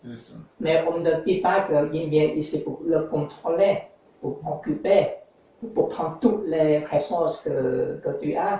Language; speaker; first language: French; non-native, learner; English